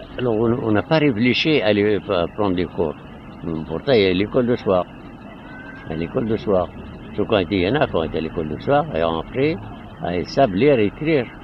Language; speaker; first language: French; non-native, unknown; Arabic